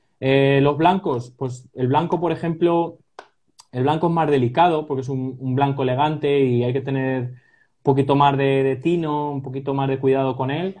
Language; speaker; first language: Spanish; native; Spanish